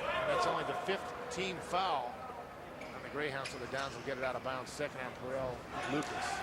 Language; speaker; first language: English; native; English